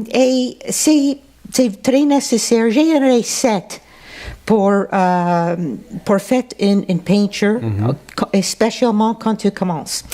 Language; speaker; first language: French; non-native, local second language; English